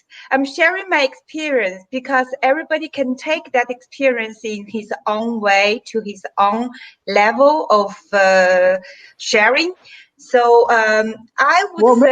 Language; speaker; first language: English; non-native, fluent; Chinese